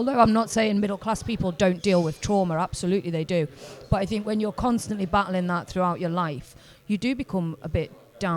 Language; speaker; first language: English; native; English